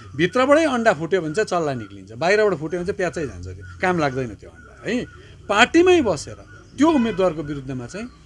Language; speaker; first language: Nepali; native; Nepali